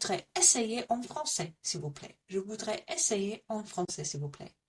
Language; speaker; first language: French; non-native, fluent; English